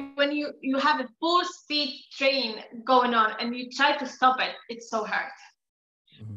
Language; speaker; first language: English; non-native, fluent; Polish